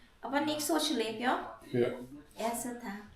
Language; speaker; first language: German; non-native, learner; Thai